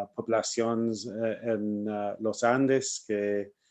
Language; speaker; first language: Spanish; non-native, learner; English